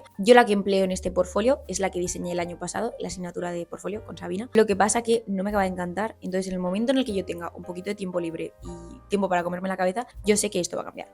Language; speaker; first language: Spanish; native; Spanish